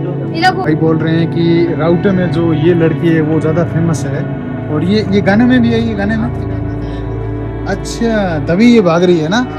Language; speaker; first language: Hindi; native; Hindi